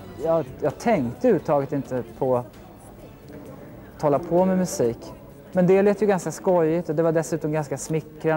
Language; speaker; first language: Swedish; native; Swedish